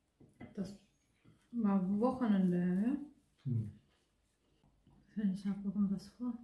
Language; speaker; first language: German; non-native, learner; Korean